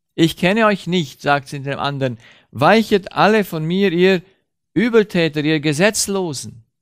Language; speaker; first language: German; early bilingual, heritage; Romanian